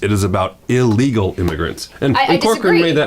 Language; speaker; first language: English; native; English